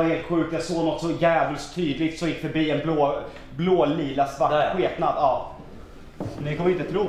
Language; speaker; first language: Swedish; native; Swedish